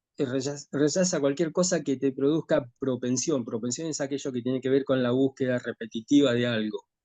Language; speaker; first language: Spanish; native; Spanish